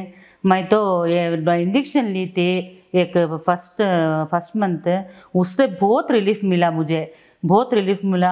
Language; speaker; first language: Hindi; non-native, local second language; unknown